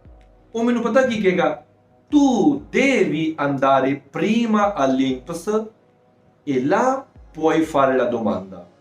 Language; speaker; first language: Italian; non-native, fluent; Punjabi